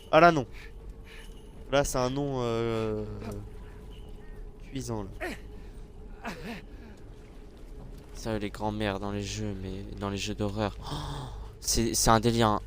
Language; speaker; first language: French; native; French